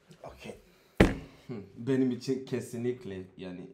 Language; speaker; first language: Turkish; non-native, learner; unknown